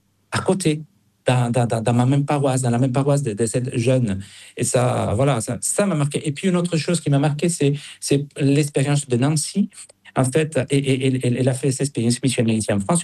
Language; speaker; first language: French; non-native, fluent; Spanish